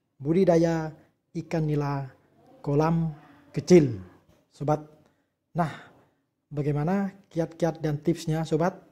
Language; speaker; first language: Indonesian; non-native, local second language; Javanese